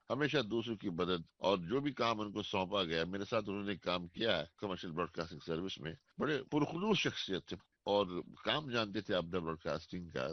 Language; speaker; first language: Urdu; non-native, local second language; Kashmiri